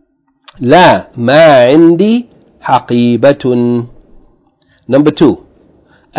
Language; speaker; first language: Arabic; non-native, fluent; English